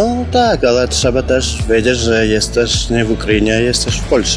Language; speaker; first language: Polish; non-native, fluent; Ukrainian